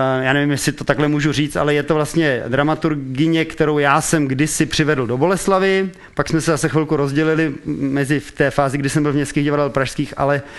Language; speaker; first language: Czech; native; Czech